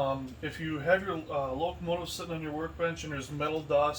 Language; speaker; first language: English; native; English